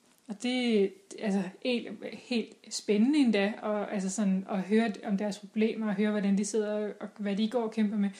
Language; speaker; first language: Danish; native; Danish